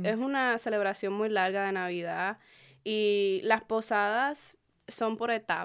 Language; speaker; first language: Spanish; early bilingual, heritage; Spanish